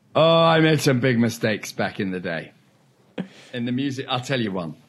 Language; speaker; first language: English; native; English